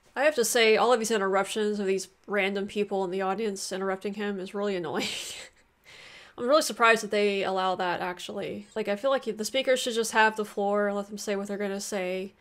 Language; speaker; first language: English; native; English